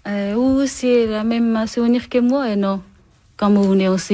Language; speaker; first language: French; non-native, learner; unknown